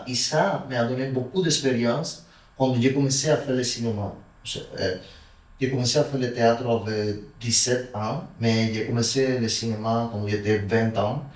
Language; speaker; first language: French; non-native, learner; Spanish